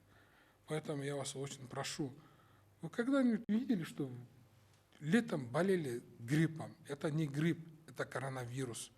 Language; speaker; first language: Russian; non-native, local second language; Kyrgyz